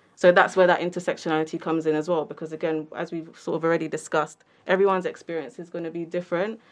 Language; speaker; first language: English; native; English